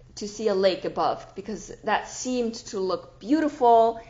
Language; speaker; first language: English; non-native, fluent; German